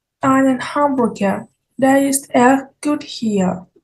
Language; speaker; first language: German; non-native, fluent; Ukrainian